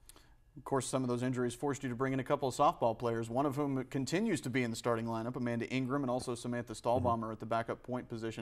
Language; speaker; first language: English; native; English